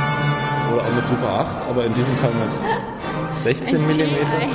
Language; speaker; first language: German; native; German